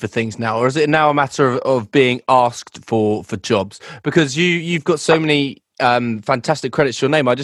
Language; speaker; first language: English; native; English